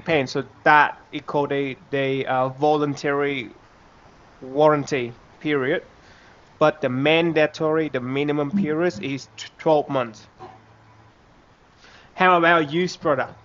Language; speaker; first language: English; non-native, fluent; Vietnamese